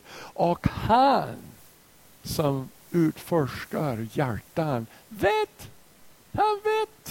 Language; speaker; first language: Swedish; non-native, fluent; English